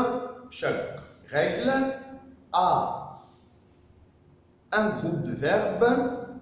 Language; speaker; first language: French; non-native, fluent; Arabic